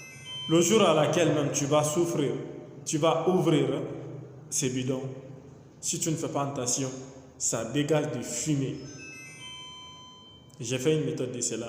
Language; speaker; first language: French; non-native, local second language; Mandingo